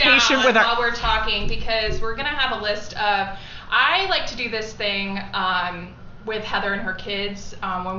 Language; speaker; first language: English; native; English